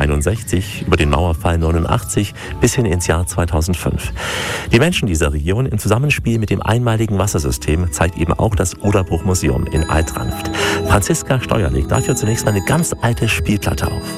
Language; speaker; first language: German; native; German